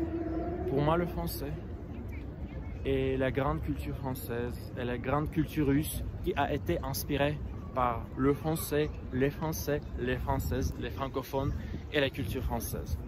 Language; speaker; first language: French; non-native, fluent; Russian